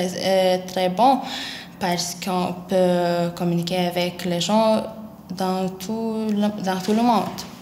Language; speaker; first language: French; non-native, learner; Lithuanian